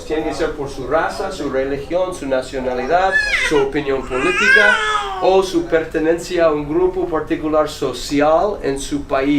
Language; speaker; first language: Spanish; non-native, fluent; English